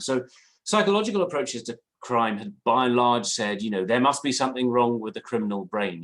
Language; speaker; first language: English; native; English